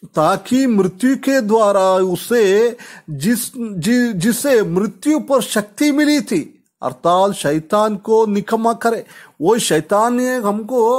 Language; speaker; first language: Hindi; non-native, local second language; Malayalam